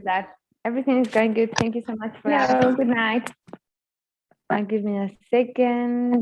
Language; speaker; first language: English; non-native, fluent; Spanish